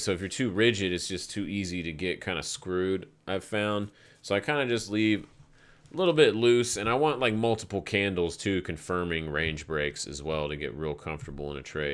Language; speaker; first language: English; native; English